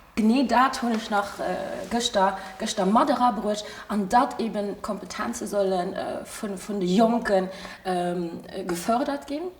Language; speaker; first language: Luxembourgish; early bilingual, other home language; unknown